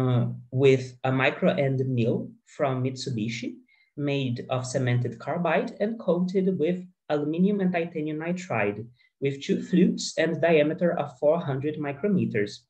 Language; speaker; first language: English; non-native, fluent; Portuguese